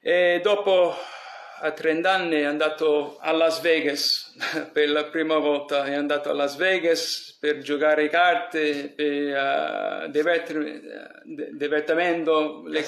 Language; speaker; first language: Italian; early bilingual, heritage; English